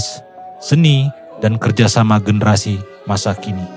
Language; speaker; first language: Indonesian; native; Indonesian